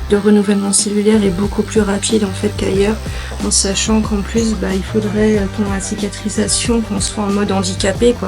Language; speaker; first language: French; native; French